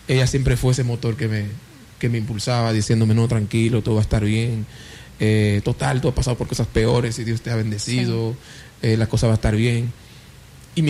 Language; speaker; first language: Spanish; non-native, fluent; Haitian Creole